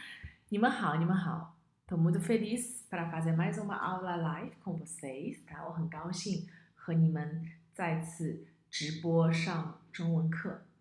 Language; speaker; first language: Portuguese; non-native, fluent; Chinese